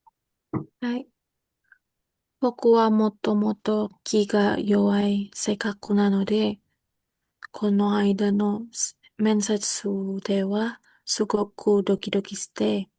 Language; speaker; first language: Japanese; non-native, learner; Indonesian